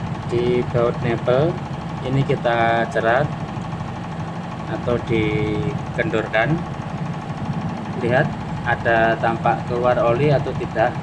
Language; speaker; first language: Indonesian; non-native, local second language; Javanese